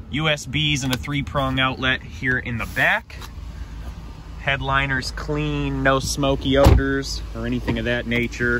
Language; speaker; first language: English; native; English